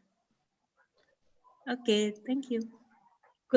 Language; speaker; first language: English; non-native, fluent; Indonesian